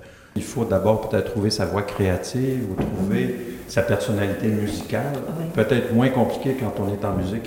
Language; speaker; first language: French; native; French